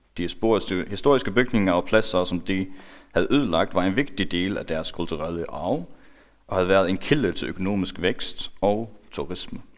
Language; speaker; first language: Danish; non-native, local second language; Faroese